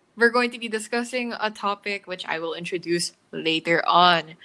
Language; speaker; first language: English; non-native, local second language; Filipino